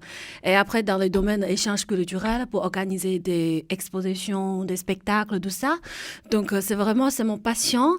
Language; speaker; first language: French; non-native, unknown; Chinese